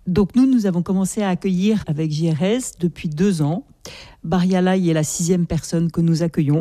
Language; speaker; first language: French; native; French